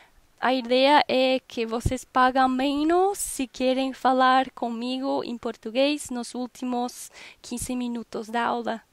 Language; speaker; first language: Portuguese; non-native, learner; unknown